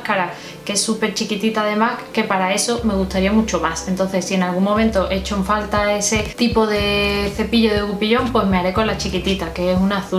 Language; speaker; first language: Spanish; native; Spanish